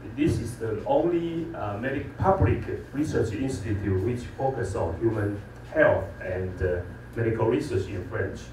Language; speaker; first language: English; non-native, fluent; Chinese